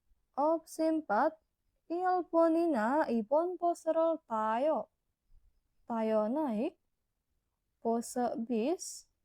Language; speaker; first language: Korean; non-native, learner; Indonesian